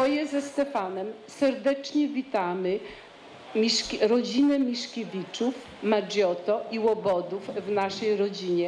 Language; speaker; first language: Polish; non-native, learner; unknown